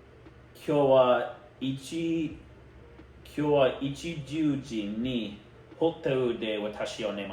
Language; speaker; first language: Japanese; non-native, learner; English